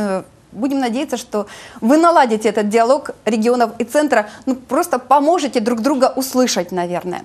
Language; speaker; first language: Russian; native; Russian